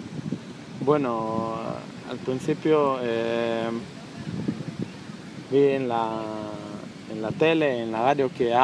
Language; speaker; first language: Spanish; non-native, learner; Hebrew